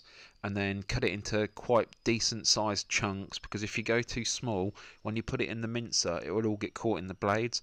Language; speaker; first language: English; native; English